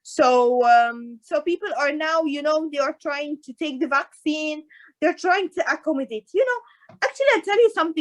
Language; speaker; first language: English; non-native, fluent; Arabic